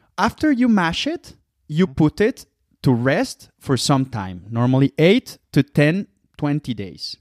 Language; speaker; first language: English; non-native, fluent; Spanish